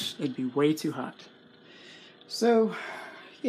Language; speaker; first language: English; native; English